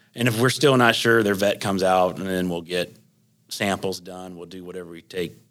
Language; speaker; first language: English; native; English